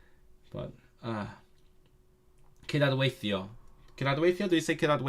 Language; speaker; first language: Welsh; non-native, learner; Cantonese